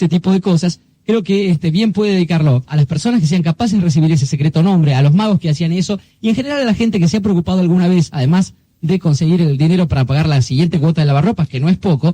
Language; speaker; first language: Spanish; native; Spanish